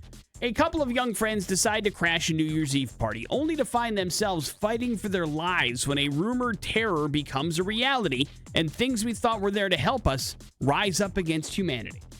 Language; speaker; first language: English; native; English